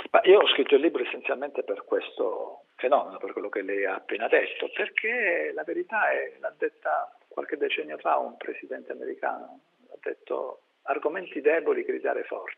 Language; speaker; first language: Italian; native; Italian